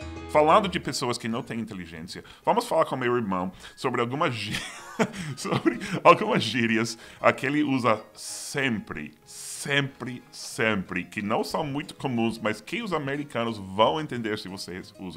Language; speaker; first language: Portuguese; non-native, fluent; English